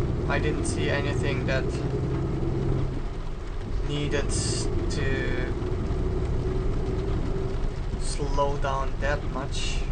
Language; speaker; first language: English; non-native, fluent; German